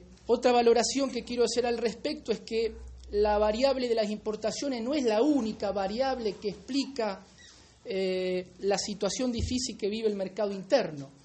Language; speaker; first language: Spanish; native; Spanish